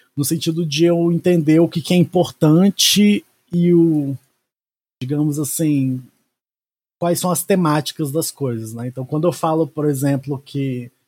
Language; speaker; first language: Portuguese; native; Portuguese